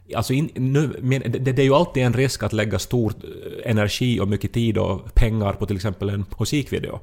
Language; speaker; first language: Swedish; native; Swedish